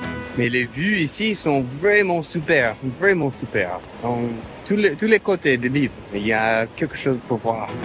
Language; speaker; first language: French; non-native, fluent; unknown